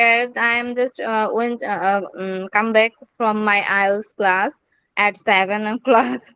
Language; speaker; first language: English; non-native, learner; Bangla